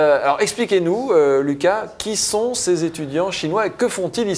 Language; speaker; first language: French; native; French